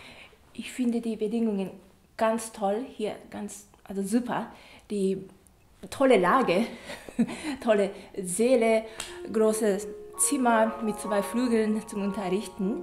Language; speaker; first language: German; non-native, fluent; Japanese